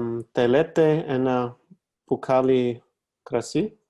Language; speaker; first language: Greek; non-native, learner; English